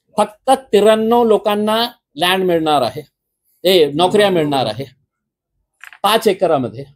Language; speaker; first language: Marathi; non-native, local second language; Urdu